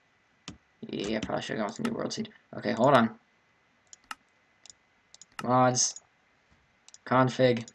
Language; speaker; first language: English; native; English